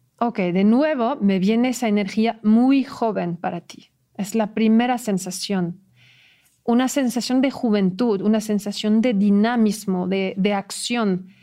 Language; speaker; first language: Spanish; non-native, fluent; French